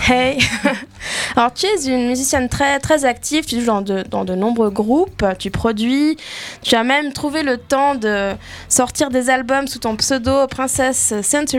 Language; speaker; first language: French; native; French